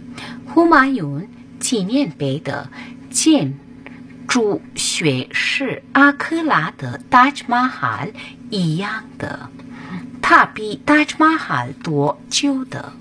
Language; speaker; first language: Chinese; non-native, fluent; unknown